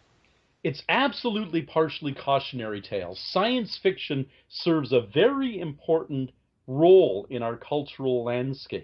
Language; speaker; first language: English; native; English